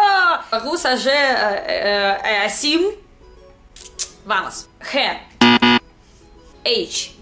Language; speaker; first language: Portuguese; non-native, learner; Russian